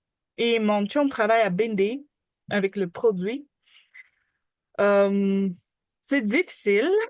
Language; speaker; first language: French; non-native, learner; Ukrainian